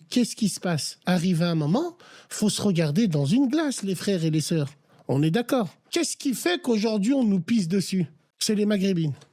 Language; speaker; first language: French; early bilingual, other home language; Arabic